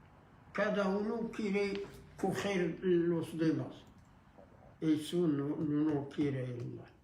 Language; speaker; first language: Spanish; non-native, fluent; Arabic